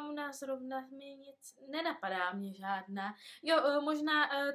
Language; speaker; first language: Czech; non-native, fluent; Russian